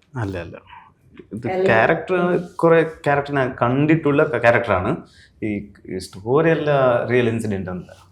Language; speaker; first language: Malayalam; non-native, learner; Tulu